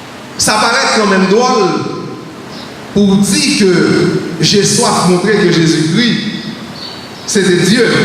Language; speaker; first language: French; non-native, learner; Haitian Creole